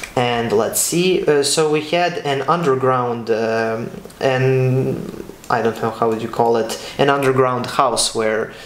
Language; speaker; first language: English; non-native, fluent; Serbian